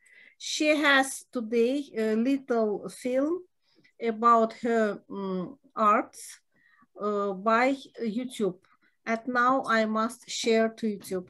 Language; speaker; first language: English; non-native, learner; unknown